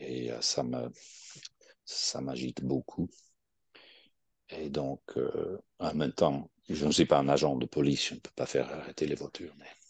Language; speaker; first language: French; non-native, fluent; English